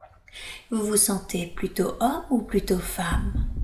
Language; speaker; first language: French; native; French